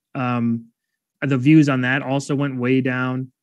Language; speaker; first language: English; native; English